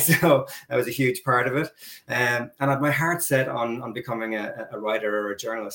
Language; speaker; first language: English; native; English